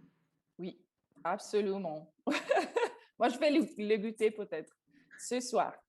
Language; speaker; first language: French; non-native, fluent; Italian